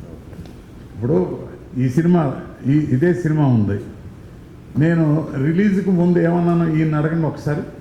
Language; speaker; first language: Telugu; native; Telugu